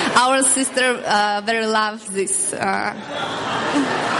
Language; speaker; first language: English; non-native, learner; Russian